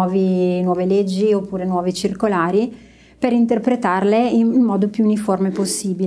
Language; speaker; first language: Italian; native; Italian